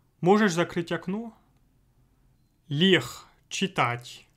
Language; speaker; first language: Russian; non-native, fluent; French